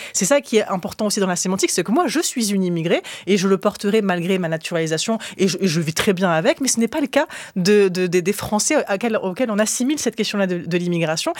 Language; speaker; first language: French; early bilingual, other home language; Arabic